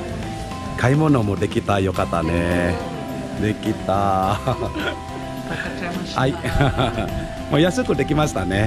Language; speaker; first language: Japanese; non-native, fluent; Indonesian